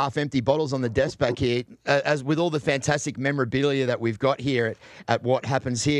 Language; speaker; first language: English; native; English